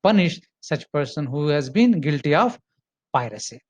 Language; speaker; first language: English; non-native, local second language; Kannada